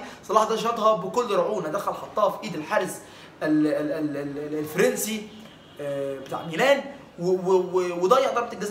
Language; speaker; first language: Arabic; native; Arabic